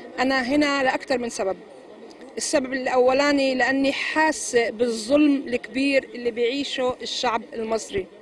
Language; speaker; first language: Arabic; native; Arabic